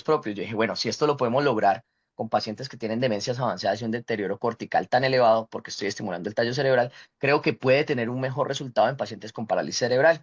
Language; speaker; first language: Spanish; native; Spanish